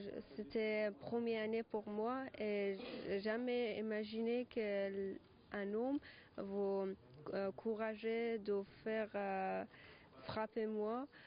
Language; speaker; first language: French; non-native, learner; Persian